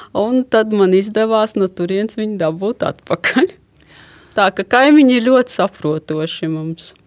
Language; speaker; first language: Latvian; native; Latvian